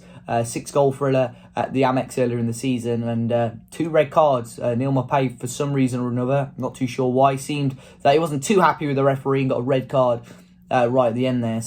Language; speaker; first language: English; native; English